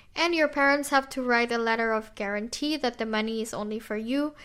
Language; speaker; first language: English; non-native, fluent; Indonesian